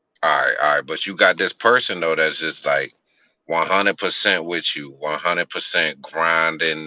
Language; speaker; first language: English; native; English